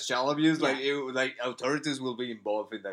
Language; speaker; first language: English; non-native, fluent; Spanish